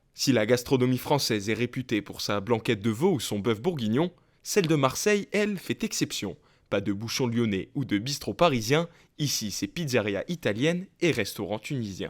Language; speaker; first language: French; native; French